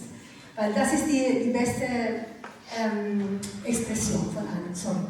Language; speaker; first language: German; non-native, learner; Ukrainian